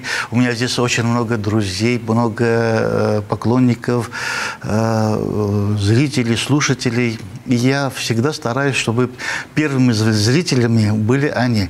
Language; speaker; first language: Russian; non-native, fluent; Armenian